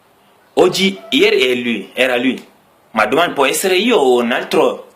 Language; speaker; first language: Italian; non-native, learner; Bambara